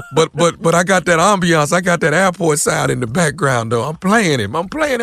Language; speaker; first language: English; native; English